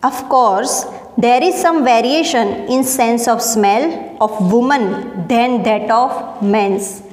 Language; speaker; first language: English; non-native, local second language; Gujarati